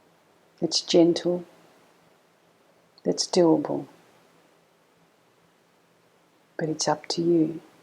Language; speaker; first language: English; native; English